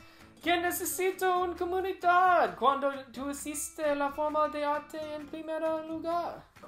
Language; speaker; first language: Spanish; non-native, learner; English